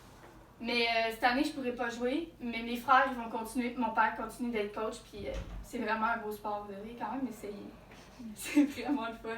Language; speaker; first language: French; native; French